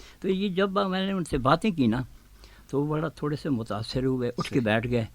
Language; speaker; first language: Urdu; non-native, local second language; Saraiki